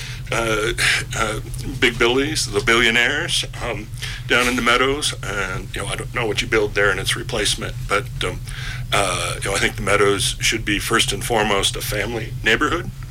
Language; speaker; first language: English; native; English